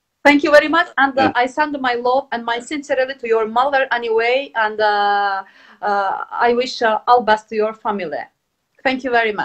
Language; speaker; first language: English; non-native, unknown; Albanian